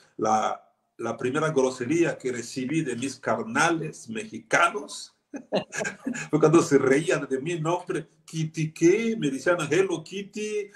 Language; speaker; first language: Spanish; non-native, fluent; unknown